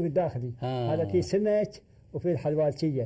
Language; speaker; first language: Arabic; native; Arabic